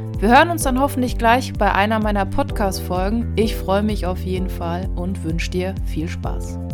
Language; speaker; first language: German; native; German